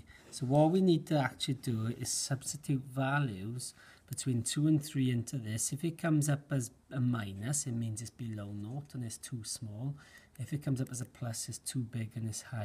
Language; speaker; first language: English; native; English